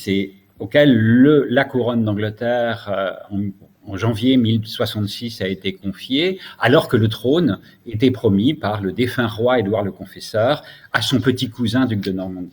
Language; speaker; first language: French; native; French